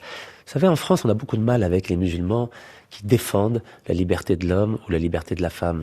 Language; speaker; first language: French; native; French